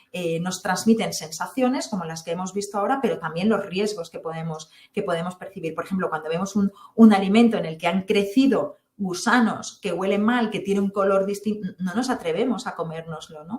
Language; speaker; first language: Spanish; native; Spanish